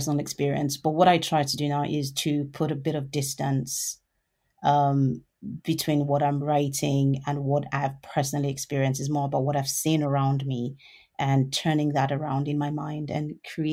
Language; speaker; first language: English; non-native, local second language; Yoruba